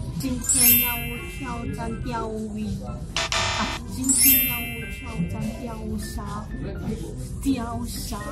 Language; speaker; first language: Chinese; non-native, learner; Korean